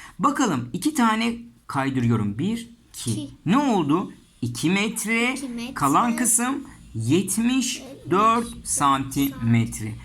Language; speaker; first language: Turkish; native; Turkish